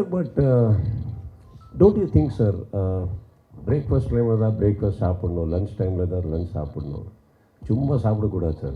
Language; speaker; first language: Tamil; non-native, local second language; Kannada